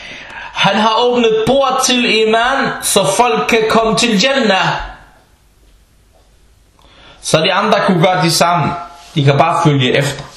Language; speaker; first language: Danish; early bilingual, other home language; Arabic